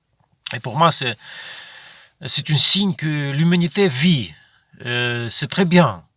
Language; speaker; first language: French; non-native, fluent; Ukrainian